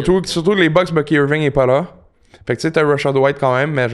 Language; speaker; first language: French; native; French